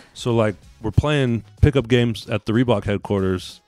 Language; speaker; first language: English; native; English